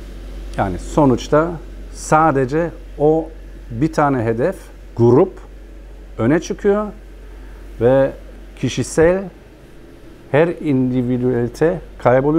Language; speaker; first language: Turkish; non-native, fluent; German